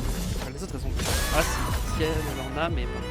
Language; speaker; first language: French; native; French